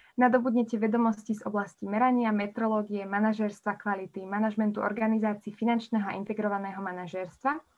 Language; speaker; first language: Slovak; native; Slovak